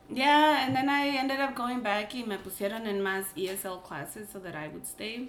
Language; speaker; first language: English; non-native, fluent; Spanish